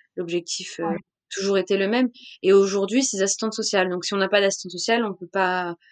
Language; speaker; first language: French; native; French